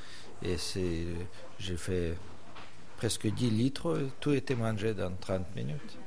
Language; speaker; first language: French; non-native, fluent; Russian